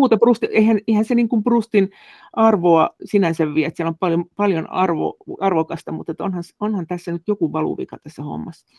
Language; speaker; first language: Finnish; native; Finnish